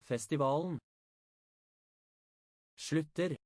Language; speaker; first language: Norwegian; non-native, learner; English